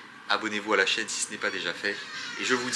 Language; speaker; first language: French; native; French